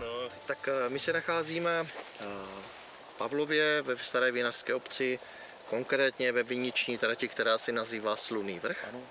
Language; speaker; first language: Czech; native; Czech